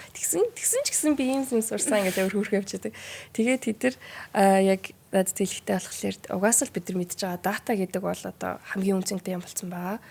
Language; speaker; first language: Mongolian; early bilingual, heritage; Mongolian